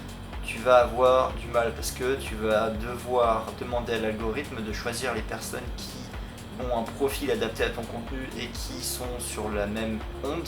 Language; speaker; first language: French; native; French